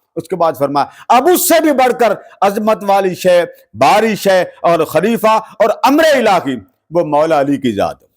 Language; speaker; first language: Urdu; non-native, local second language; Punjabi